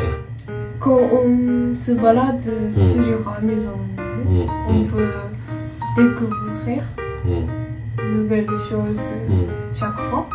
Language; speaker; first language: French; non-native, learner; Japanese